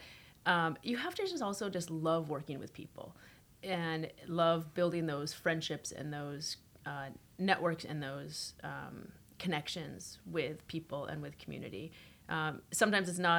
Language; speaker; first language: English; native; English